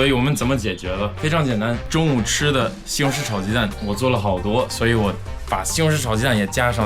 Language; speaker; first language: Chinese; non-native, local second language; English